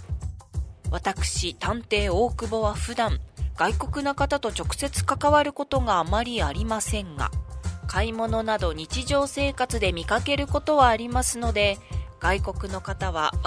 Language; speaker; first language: Japanese; native; Japanese